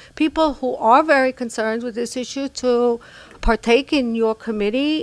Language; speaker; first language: English; non-native, fluent; Hebrew